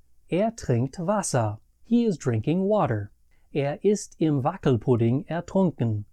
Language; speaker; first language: German; non-native, fluent; English